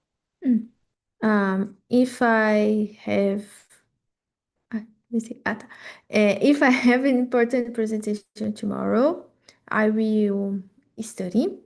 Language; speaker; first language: English; non-native, learner; Portuguese